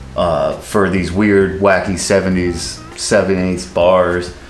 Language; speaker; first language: English; native; English